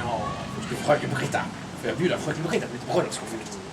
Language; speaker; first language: Swedish; native; Swedish